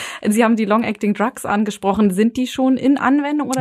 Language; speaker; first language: German; native; German